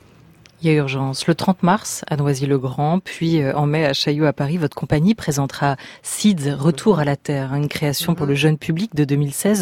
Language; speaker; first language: French; native; French